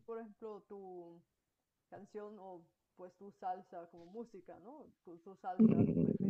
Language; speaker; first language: Spanish; non-native, fluent; Bulgarian